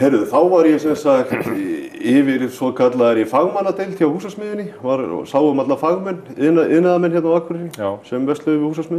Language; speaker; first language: Icelandic; native; Icelandic